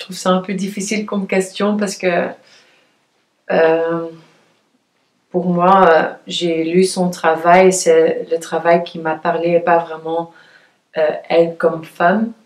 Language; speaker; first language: French; non-native, fluent; Dutch